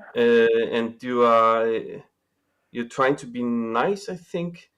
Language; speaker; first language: English; non-native, fluent; Danish